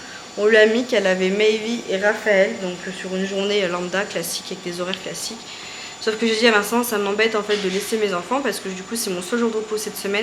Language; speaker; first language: French; native; French